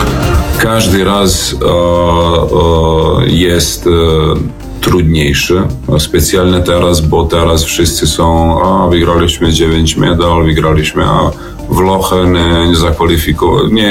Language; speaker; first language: Polish; non-native, learner; Serbian